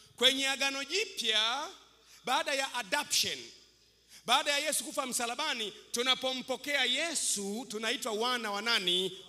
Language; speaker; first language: Swahili; native; Swahili